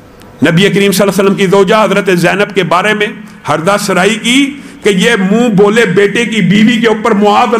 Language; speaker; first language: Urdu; non-native, local second language; Punjabi